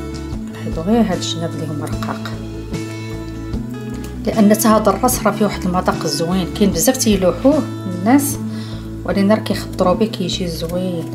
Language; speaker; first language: Arabic; native; Arabic